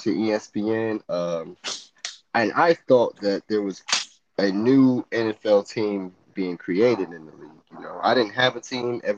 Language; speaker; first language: English; native; English